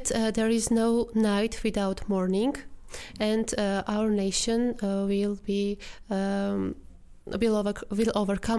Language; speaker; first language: English; non-native, fluent; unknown